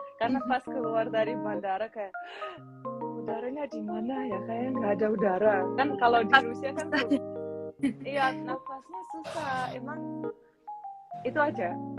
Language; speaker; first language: Indonesian; non-native, fluent; Russian